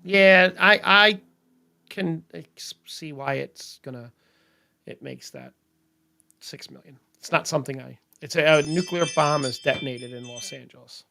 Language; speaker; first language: English; native; English